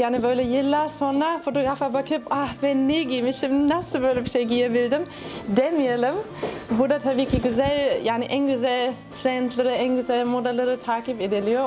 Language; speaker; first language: Turkish; non-native, fluent; German